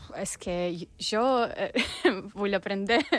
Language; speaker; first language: Catalan; non-native, learner; Russian